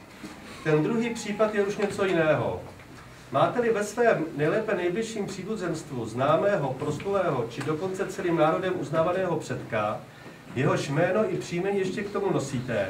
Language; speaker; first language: Czech; native; Czech